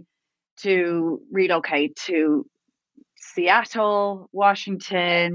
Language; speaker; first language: English; native; English